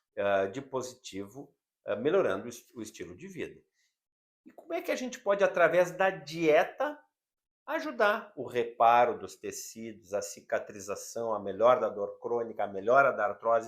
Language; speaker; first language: Portuguese; native; Portuguese